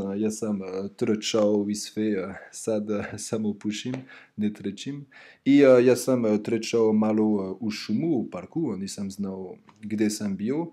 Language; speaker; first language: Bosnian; non-native, learner; French